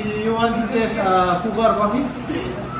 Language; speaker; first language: English; non-native, learner; Nepali